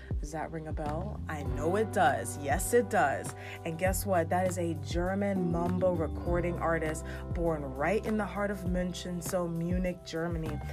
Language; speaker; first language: English; early bilingual, heritage; English